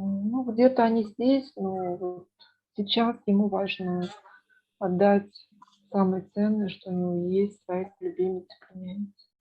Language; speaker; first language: Russian; native; Russian